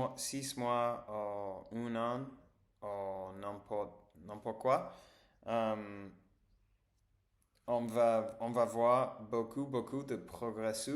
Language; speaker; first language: French; non-native, learner; English